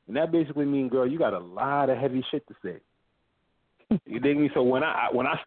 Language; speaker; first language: English; early bilingual, other home language; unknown